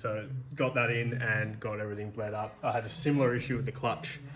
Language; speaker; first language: English; native; English